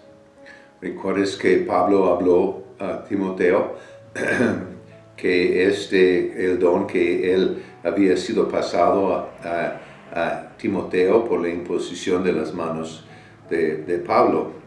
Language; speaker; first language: Spanish; non-native, fluent; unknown